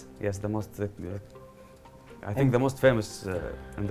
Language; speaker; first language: English; non-native, learner; Arabic